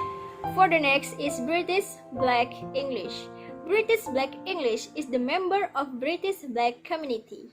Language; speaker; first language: English; non-native, learner; Indonesian